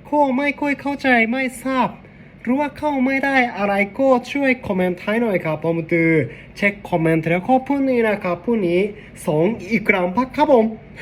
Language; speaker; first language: Thai; non-native, learner; Japanese